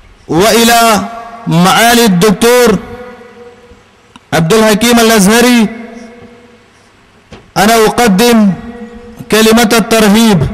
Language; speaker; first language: Arabic; non-native, fluent; Malayalam